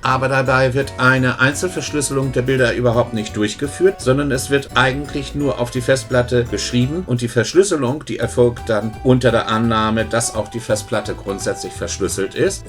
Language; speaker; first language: German; native; German